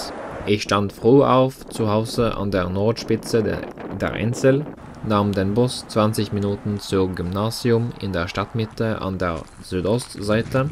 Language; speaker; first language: German; non-native, learner; Norwegian